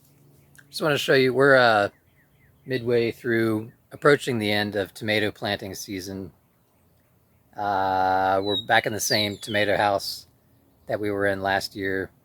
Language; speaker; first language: English; native; English